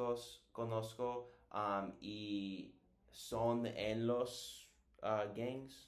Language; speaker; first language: Spanish; non-native, learner; English